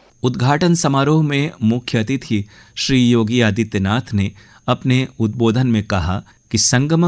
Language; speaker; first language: Hindi; native; Hindi